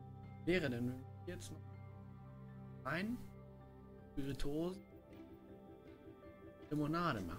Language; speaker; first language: German; native; German